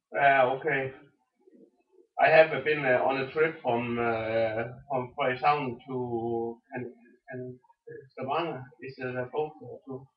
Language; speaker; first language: English; non-native, learner; Danish